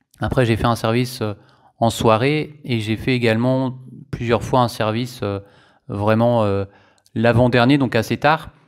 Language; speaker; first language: French; native; French